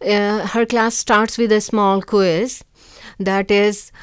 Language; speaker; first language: English; non-native, local second language; Urdu